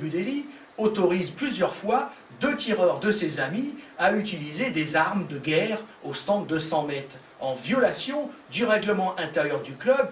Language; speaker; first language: French; native; French